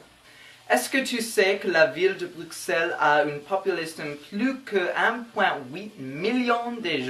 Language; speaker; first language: French; non-native, learner; English